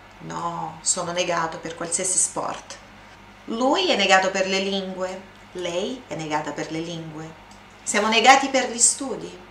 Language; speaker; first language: Italian; non-native, fluent; Portuguese